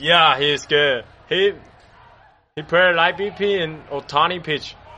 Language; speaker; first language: English; non-native, learner; Chinese